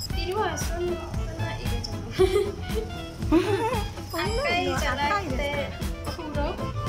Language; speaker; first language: Japanese; non-native, learner; Burmese